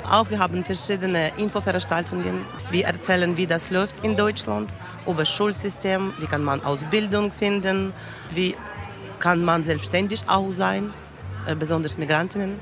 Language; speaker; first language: German; non-native, learner; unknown